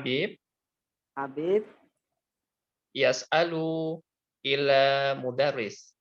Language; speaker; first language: Arabic; non-native, learner; Indonesian